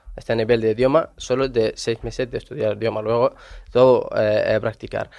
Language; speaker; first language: Spanish; non-native, fluent; Arabic